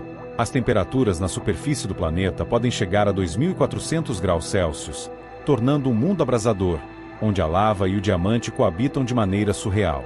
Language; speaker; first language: Portuguese; native; Portuguese